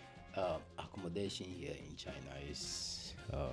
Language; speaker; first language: English; non-native, local second language; Akan